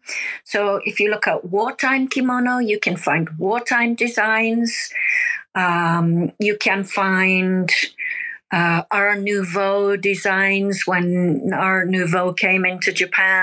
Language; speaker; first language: English; native; English